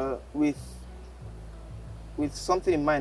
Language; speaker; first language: English; non-native, local second language; Yoruba